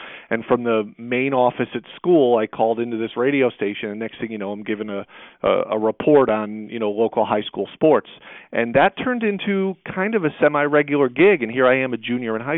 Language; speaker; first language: English; native; English